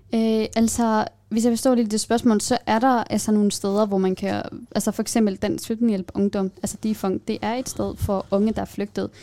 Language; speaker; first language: Danish; non-native, fluent; Kurdish